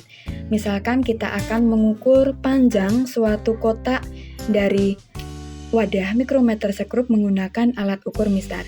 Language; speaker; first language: Indonesian; native; Indonesian